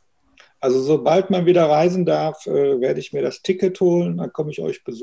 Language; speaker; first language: German; native; German